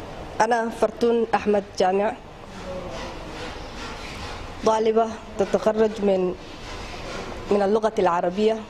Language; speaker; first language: Arabic; non-native, learner; Somali